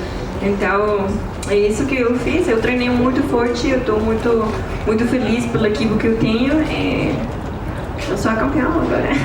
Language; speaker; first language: Portuguese; non-native, learner; Spanish